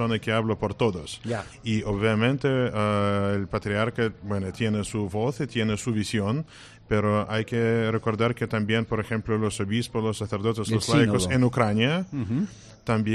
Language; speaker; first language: Spanish; non-native, fluent; Russian